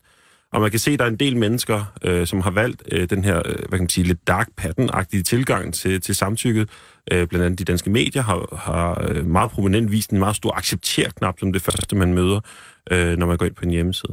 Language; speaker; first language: Danish; native; Danish